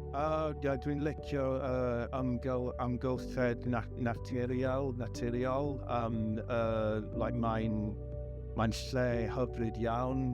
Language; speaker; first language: Welsh; non-native, learner; English